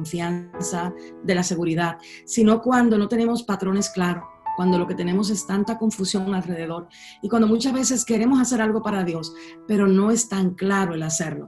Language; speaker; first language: Spanish; native; Spanish